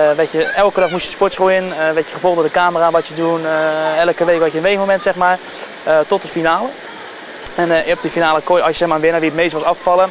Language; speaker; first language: Dutch; native; Dutch